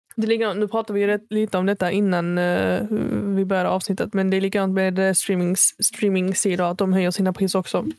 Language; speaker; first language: Swedish; native; Swedish